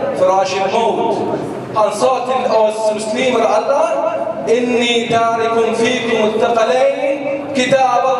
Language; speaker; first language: Swedish; early bilingual, other home language; Arabic